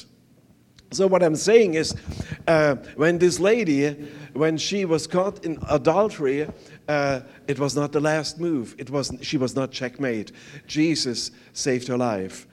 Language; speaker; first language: English; non-native, fluent; German